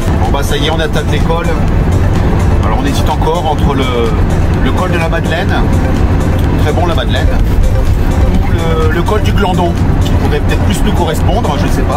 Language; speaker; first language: French; native; French